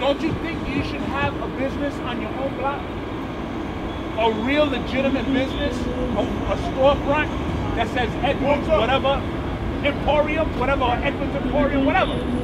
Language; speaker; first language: English; native; English